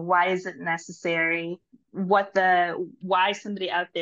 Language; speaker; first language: English; native; English